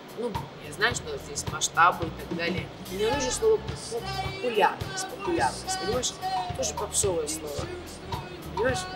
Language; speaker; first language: Russian; non-native, fluent; Georgian